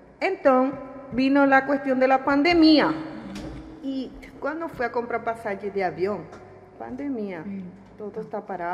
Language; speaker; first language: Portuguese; non-native, learner; Spanish